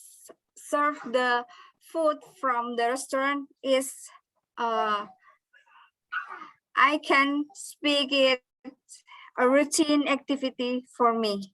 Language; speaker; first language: English; non-native, learner; Indonesian